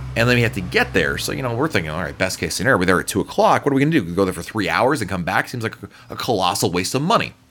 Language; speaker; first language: English; native; English